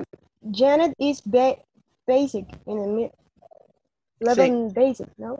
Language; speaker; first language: English; non-native, learner; Spanish